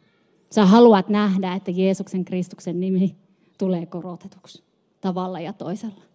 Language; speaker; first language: Finnish; native; Finnish